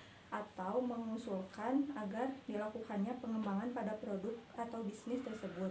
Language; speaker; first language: Indonesian; native; Indonesian